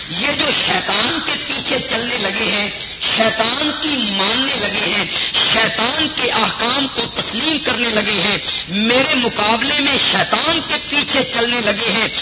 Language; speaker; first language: Urdu; non-native, local second language; Punjabi